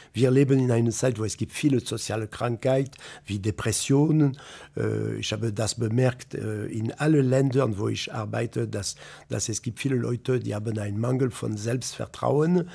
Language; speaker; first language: German; non-native, fluent; French